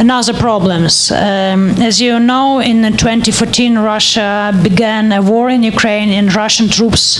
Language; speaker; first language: English; non-native, learner; Ukrainian